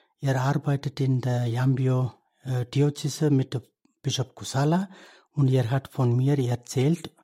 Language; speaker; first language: German; non-native, learner; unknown